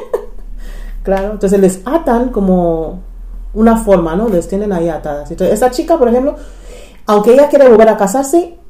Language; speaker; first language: Spanish; non-native, fluent; English